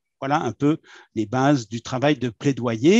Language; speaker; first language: French; native; French